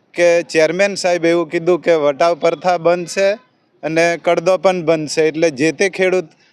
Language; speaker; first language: Gujarati; non-native, local second language; Rathawi